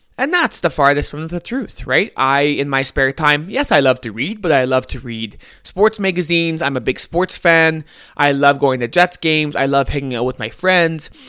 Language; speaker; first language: English; native; English